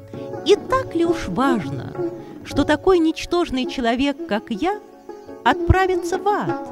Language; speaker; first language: Russian; native; Russian